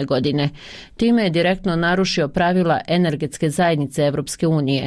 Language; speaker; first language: Croatian; native; Croatian